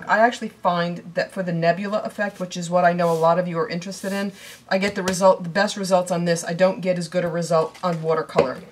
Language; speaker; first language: English; native; English